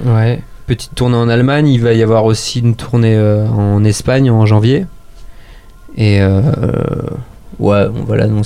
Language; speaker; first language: French; native; French